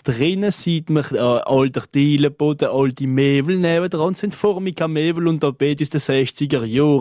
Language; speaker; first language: German; non-native, fluent; French